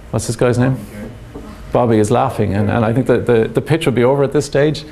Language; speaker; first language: English; native; English